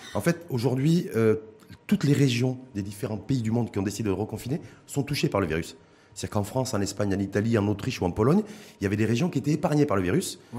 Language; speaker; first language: French; non-native, local second language; Arabic